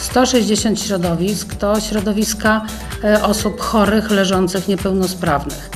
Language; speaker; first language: Polish; native; Polish